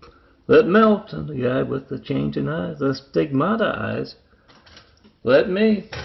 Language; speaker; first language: English; native; English